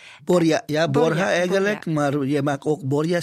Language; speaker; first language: Dutch; non-native, fluent; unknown